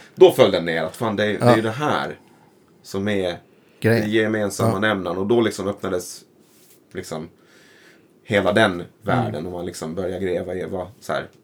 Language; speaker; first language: Swedish; native; Swedish